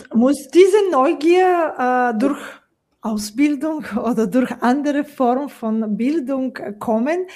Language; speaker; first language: German; non-native, fluent; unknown